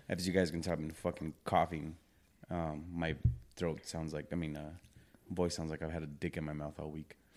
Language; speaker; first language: English; early bilingual, other home language; Spanish